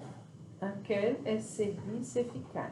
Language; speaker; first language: French; non-native, learner; Portuguese